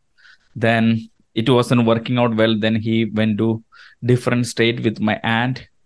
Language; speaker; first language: English; non-native, local second language; Malayalam